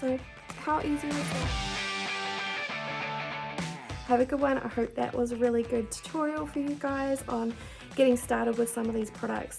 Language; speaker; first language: English; native; English